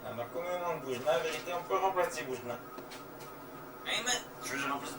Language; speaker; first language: French; native; French